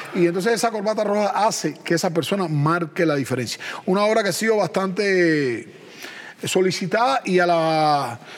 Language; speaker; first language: Spanish; native; Spanish